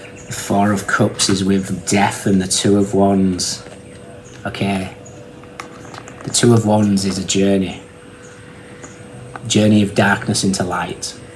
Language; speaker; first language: English; native; English